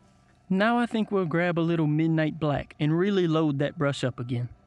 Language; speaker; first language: English; native; English